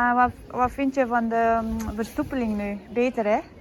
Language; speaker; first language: Dutch; non-native, fluent; Tibetan